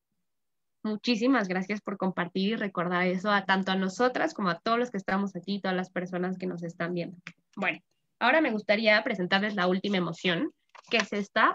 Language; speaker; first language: Spanish; native; Spanish